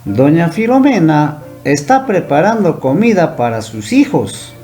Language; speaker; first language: Spanish; non-native, local second language; Quechua